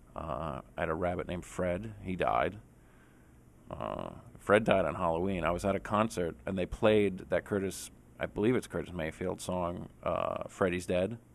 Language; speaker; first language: English; native; English